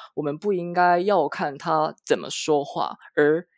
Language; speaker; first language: Chinese; non-native, fluent; Japanese